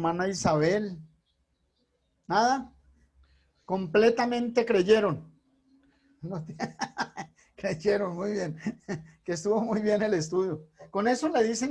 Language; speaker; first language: Spanish; native; Spanish